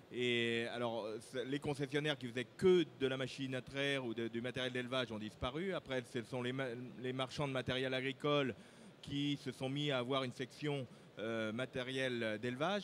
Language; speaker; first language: French; native; French